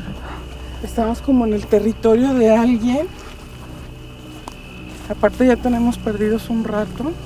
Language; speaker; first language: Spanish; native; Spanish